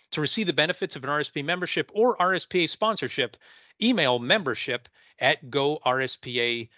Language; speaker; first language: English; native; English